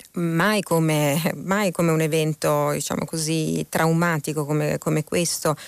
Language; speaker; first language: Italian; native; Italian